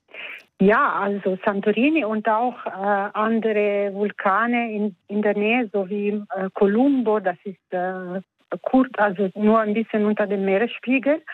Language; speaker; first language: German; non-native, fluent; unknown